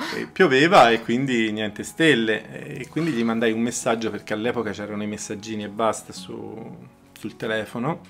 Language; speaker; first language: Italian; early bilingual, other home language; Spanish